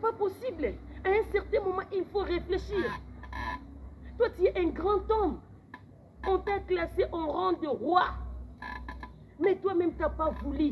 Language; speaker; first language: French; non-native, local second language; Lingala